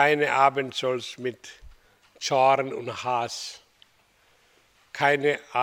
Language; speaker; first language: German; non-native, learner; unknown